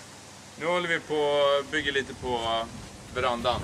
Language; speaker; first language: Swedish; native; Swedish